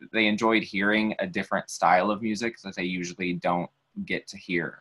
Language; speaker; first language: English; native; English